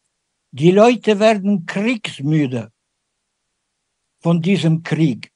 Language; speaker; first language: German; non-native, fluent; Ukrainian